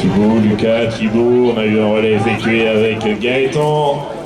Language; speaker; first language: French; native; French